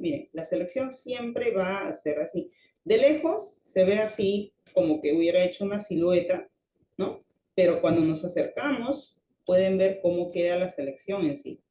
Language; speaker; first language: Spanish; native; Spanish